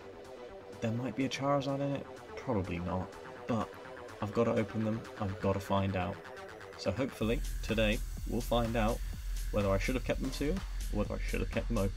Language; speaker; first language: English; native; English